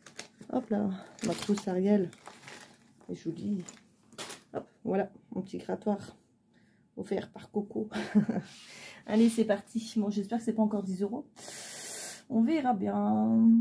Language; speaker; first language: French; native; French